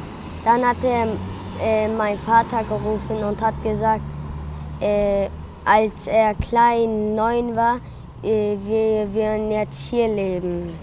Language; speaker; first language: German; early bilingual, other home language; Turkish